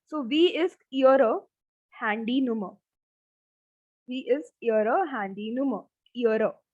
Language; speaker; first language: German; non-native, fluent; Hindi